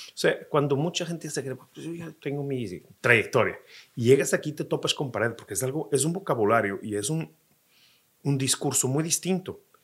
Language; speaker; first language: Spanish; non-native, fluent; Portuguese